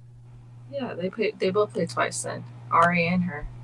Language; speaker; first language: English; native; English